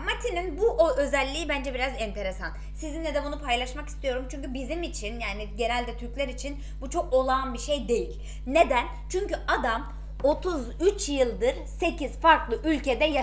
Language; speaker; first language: Turkish; native; Turkish